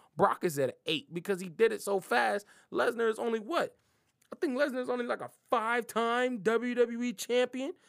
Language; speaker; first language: English; native; English